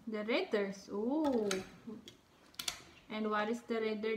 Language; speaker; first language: Dutch; non-native, learner; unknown